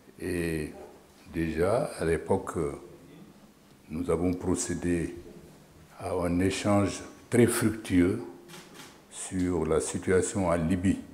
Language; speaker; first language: French; non-native, local second language; Wolof